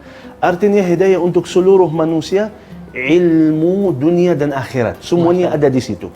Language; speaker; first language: Indonesian; non-native, fluent; Arabic